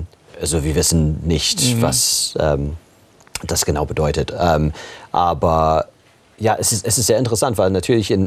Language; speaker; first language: German; non-native, fluent; English